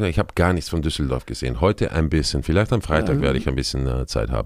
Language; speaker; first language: German; non-native, fluent; Spanish